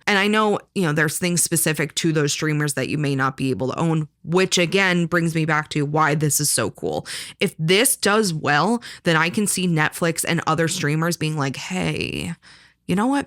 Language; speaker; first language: English; native; English